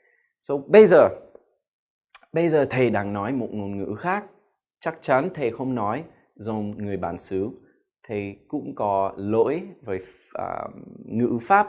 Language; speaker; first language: Vietnamese; non-native, fluent; English